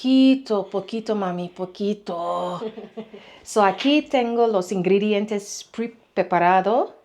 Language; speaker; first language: Spanish; non-native, learner; English